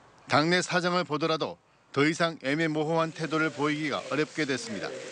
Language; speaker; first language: Korean; native; Korean